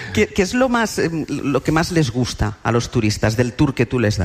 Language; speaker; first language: Spanish; native; Spanish